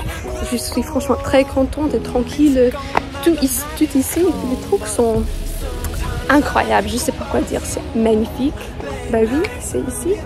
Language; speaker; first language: French; non-native, learner; English